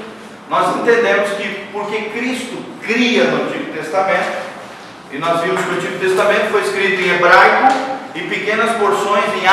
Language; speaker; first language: Portuguese; native; Portuguese